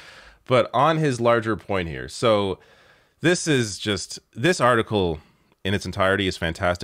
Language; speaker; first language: English; native; English